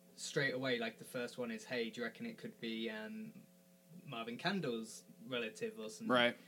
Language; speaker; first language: English; native; English